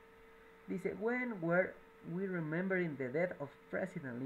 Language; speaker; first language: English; non-native, fluent; Spanish